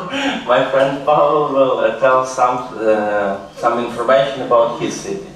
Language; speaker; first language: English; non-native, learner; Ukrainian